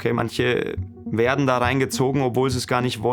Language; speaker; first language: German; native; German